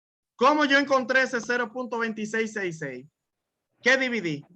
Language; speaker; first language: Spanish; native; Spanish